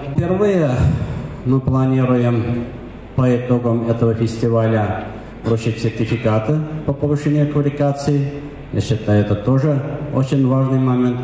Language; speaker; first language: Russian; native; Russian